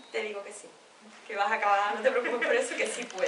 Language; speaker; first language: Spanish; native; Spanish